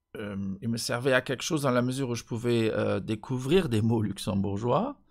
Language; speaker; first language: French; non-native, fluent; Luxembourgish